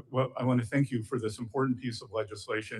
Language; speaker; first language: English; native; English